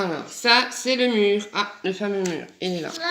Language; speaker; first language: French; native; French